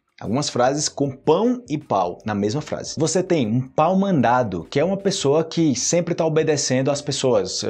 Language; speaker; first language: Portuguese; native; Portuguese